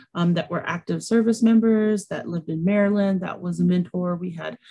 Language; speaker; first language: English; native; English